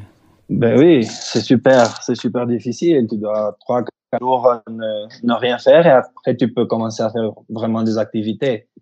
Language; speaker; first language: French; early bilingual, heritage; French